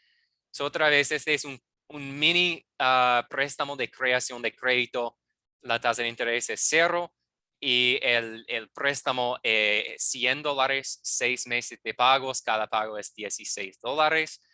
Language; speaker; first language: Spanish; non-native, fluent; English